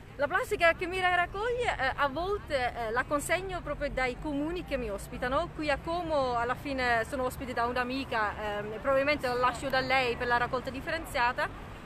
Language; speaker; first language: Italian; non-native, fluent; Dutch